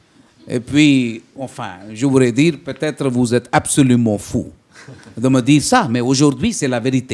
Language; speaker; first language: French; non-native, fluent; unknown